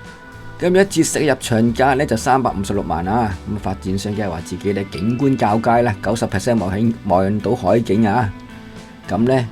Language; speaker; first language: Cantonese; native; Cantonese